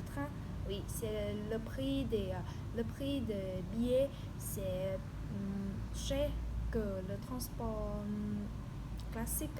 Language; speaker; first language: French; non-native, learner; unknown